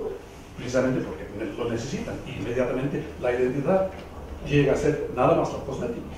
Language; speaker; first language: Spanish; non-native, fluent; English